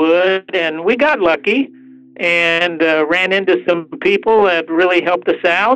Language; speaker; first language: English; early bilingual, other home language; Spanish